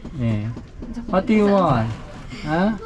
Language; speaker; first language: English; non-native, learner; Korean